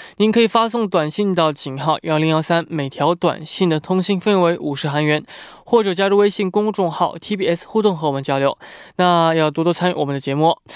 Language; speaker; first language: Chinese; native; Chinese